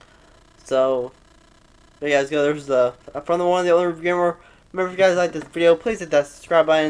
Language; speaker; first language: English; native; English